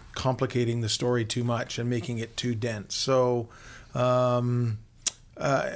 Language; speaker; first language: English; native; English